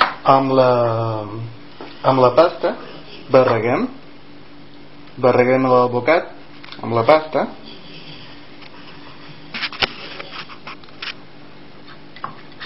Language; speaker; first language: Catalan; non-native, learner; Spanish